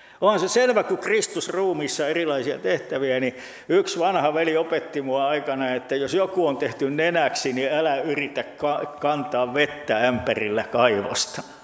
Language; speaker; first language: Finnish; native; Finnish